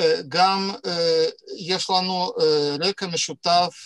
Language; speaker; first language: Hebrew; non-native, fluent; Russian